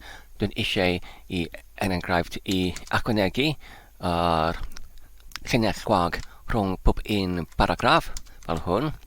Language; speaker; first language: Welsh; non-native, learner; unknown